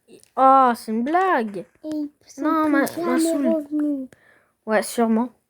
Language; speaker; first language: French; native; French